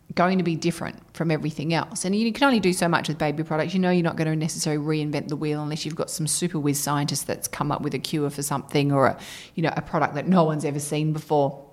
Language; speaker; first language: English; native; English